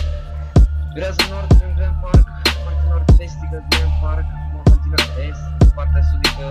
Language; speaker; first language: Romanian; native; Romanian